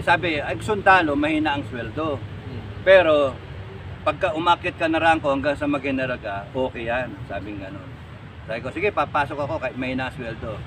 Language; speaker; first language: Filipino; native; Filipino